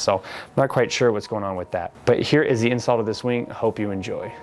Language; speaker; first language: English; native; English